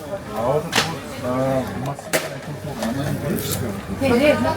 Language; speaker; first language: Russian; native; Russian